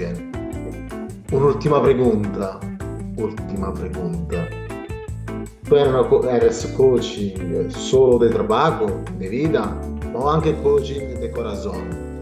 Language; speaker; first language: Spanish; non-native, learner; Italian